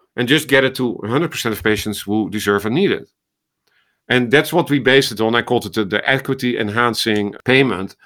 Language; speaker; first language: English; non-native, fluent; Dutch